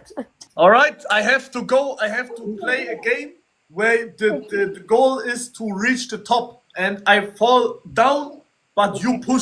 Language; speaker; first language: English; non-native, learner; German